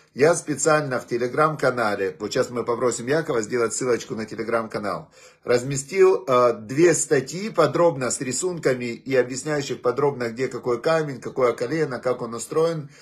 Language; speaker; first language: Russian; native; Russian